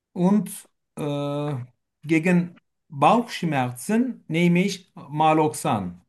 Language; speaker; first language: German; non-native, learner; Turkish